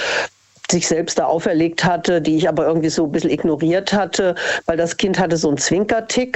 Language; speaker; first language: German; native; German